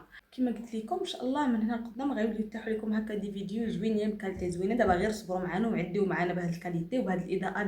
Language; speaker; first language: Arabic; native; Arabic